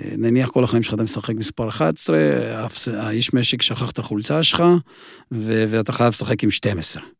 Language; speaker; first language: Hebrew; non-native, fluent; Russian